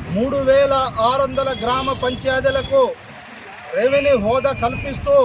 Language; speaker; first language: Telugu; non-native, local second language; Lambadi